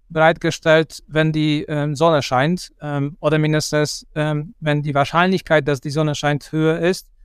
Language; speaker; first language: German; non-native, fluent; Polish